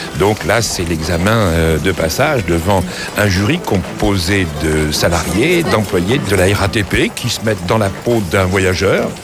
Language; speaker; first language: French; native; French